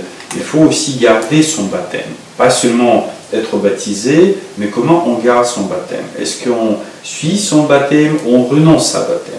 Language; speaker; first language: French; non-native, fluent; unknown